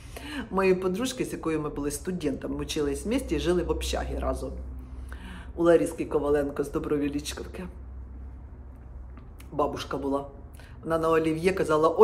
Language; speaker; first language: Russian; non-native, local second language; Ukrainian